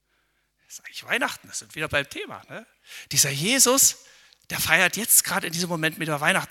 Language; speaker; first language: German; native; German